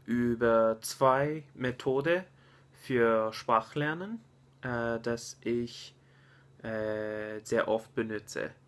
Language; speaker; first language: German; non-native, learner; English